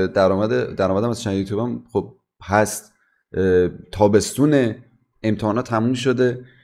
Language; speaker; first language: Persian; native; Persian